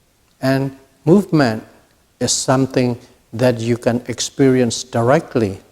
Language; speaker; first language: English; non-native, fluent; Burmese